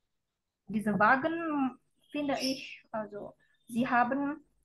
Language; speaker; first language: German; non-native, fluent; Indonesian